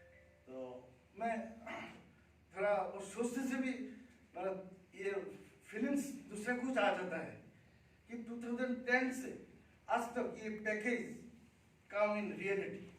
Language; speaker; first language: Hindi; non-native, local second language; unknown